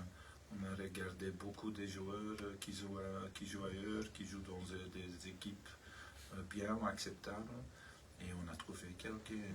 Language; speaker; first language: French; non-native, learner; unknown